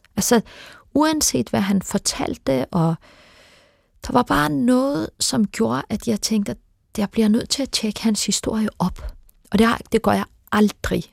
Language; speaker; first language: Danish; early bilingual, other home language; Turkish